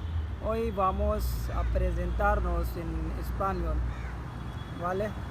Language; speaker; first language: Spanish; non-native, learner; Urdu